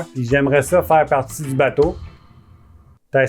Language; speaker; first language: French; native; French